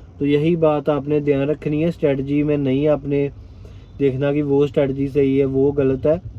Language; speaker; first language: Hindi; non-native, local second language; Punjabi